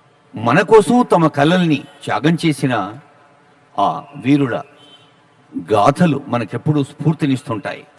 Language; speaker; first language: Telugu; native; Telugu